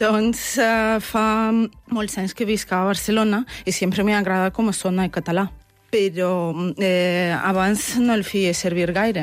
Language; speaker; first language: Catalan; non-native, learner; Russian